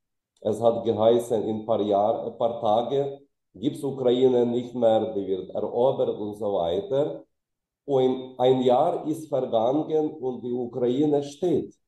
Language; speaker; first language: German; non-native, fluent; Ukrainian